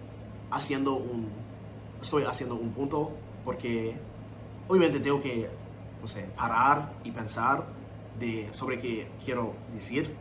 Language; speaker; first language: Spanish; non-native, learner; English